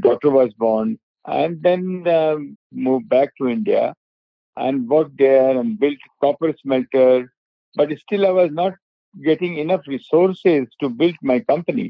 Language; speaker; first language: English; non-native, local second language; Hindi